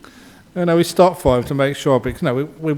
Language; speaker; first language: English; native; English